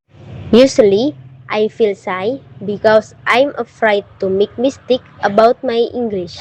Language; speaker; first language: English; non-native, learner; Indonesian